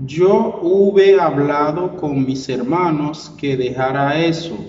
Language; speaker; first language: Spanish; non-native, learner; Haitian Creole